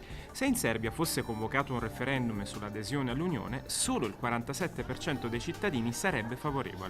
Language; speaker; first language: Italian; native; Italian